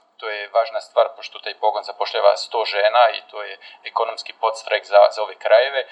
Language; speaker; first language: Serbian; non-native, fluent; French